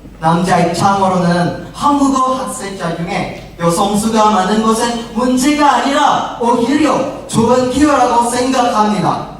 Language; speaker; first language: Korean; non-native, fluent; Indonesian